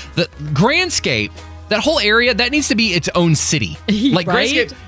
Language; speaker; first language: English; native; English